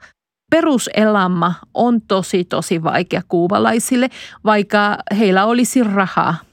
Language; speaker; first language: Finnish; non-native, fluent; Spanish